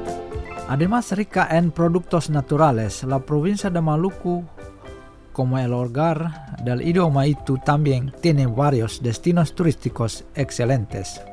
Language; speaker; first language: Spanish; non-native, fluent; Indonesian